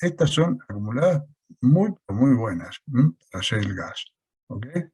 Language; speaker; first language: Spanish; native; Spanish